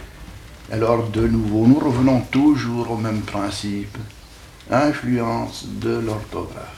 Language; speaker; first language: French; native; French